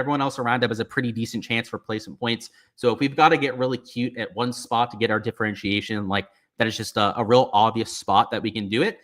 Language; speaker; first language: English; native; English